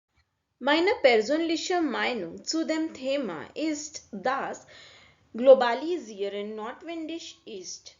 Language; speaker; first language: German; non-native, learner; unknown